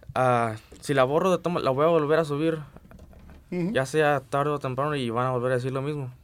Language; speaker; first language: Spanish; early bilingual, heritage; Spanish